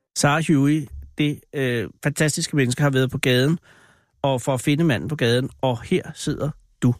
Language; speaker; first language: Danish; native; Danish